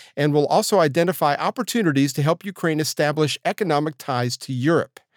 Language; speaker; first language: English; native; English